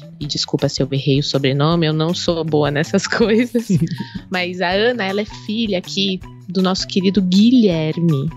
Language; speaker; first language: Portuguese; native; Portuguese